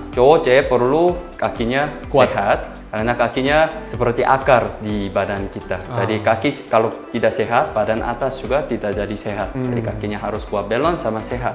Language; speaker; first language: Indonesian; non-native, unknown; Korean